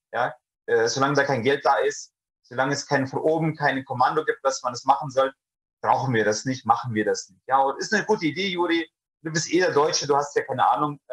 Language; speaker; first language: German; early bilingual, other home language; Russian